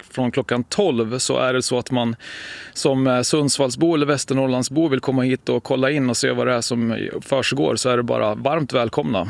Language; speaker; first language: Swedish; native; Swedish